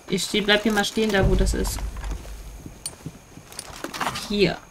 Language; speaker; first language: German; native; German